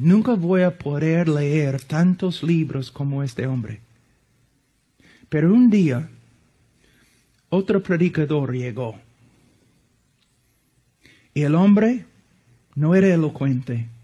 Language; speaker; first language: Spanish; non-native, fluent; English